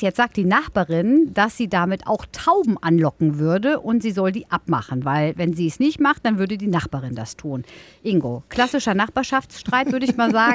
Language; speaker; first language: German; native; German